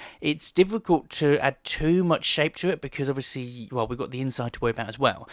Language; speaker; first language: English; native; English